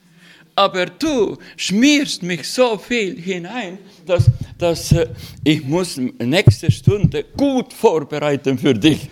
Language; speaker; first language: German; non-native, fluent; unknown